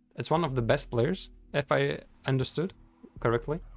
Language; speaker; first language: English; non-native, fluent; German